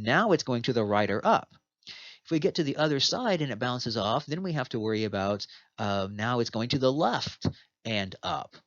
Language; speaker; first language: English; native; English